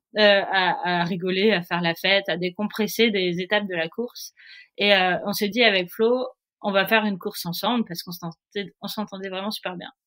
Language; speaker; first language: French; native; French